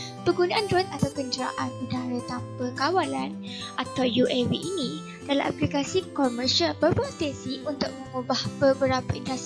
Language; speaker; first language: Malay; native; Malay